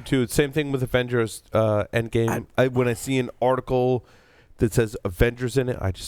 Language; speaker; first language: English; native; English